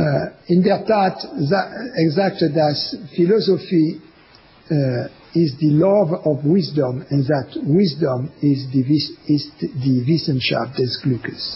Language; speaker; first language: German; non-native, learner; French